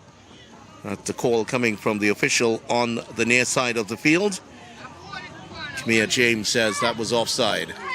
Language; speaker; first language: English; native; English